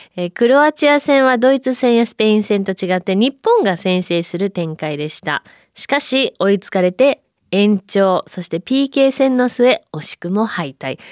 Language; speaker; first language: Japanese; native; Japanese